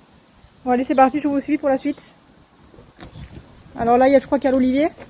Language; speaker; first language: French; native; French